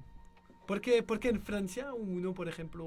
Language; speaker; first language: Spanish; non-native, learner; French